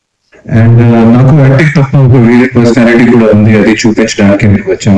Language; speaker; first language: Telugu; non-native, fluent; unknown